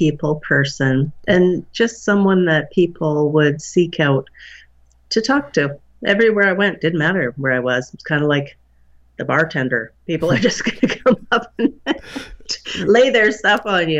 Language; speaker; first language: English; native; English